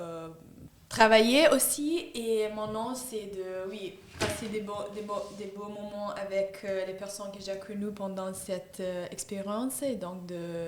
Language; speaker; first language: French; non-native, fluent; English